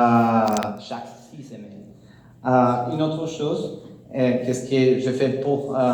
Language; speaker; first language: French; non-native, learner; Spanish